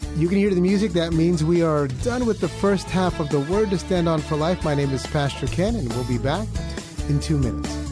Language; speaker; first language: English; early bilingual, other home language; Filipino